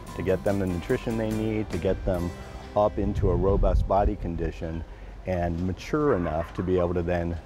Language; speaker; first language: English; native; English